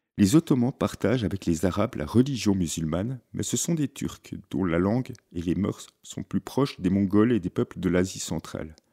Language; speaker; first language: French; native; French